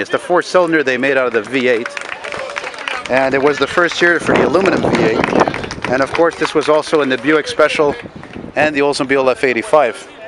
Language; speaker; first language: English; native; English